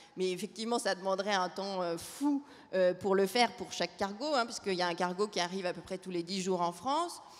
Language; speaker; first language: French; native; French